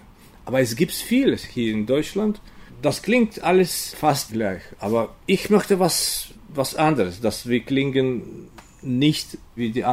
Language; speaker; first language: German; non-native, learner; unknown